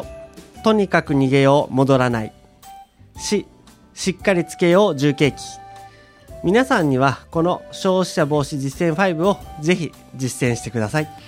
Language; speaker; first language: Japanese; native; Japanese